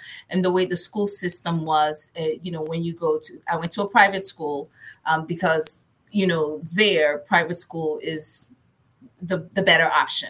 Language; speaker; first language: English; early bilingual, other home language; Haitian Creole